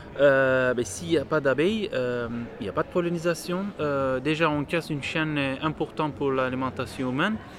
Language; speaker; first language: French; non-native, fluent; Turkish